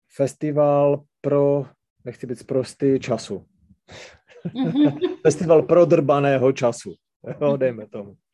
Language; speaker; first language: Czech; non-native, local second language; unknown